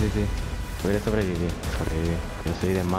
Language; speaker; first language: Spanish; native; Spanish